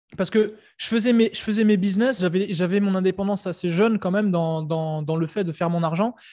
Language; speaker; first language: French; native; French